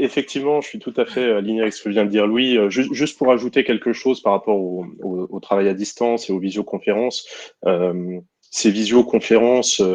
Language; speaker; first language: French; native; French